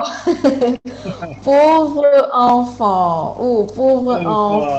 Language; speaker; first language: French; non-native, fluent; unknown